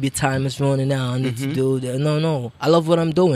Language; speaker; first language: English; non-native, local second language; Krio